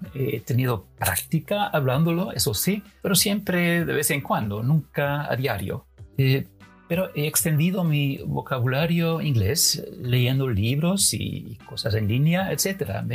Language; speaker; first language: Spanish; non-native, fluent; Dutch